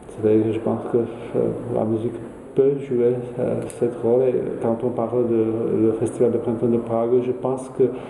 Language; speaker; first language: French; non-native, fluent; Czech